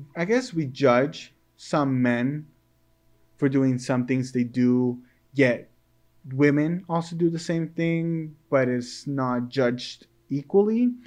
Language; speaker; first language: English; early bilingual, other home language; Spanish